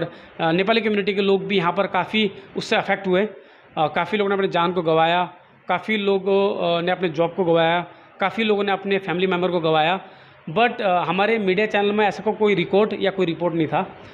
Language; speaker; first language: Hindi; native; Hindi